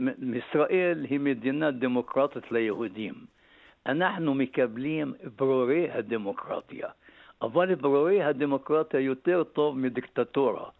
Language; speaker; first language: Hebrew; non-native, local second language; Arabic